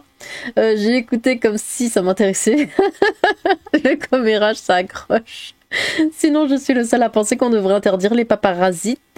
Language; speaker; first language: French; native; French